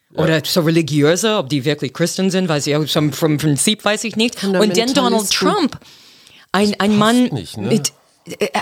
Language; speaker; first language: German; non-native, fluent; English